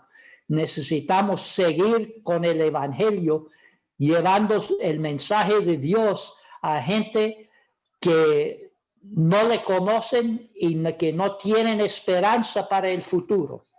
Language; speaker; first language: Spanish; non-native, fluent; English